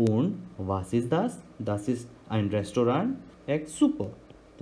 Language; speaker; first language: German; non-native, learner; Hindi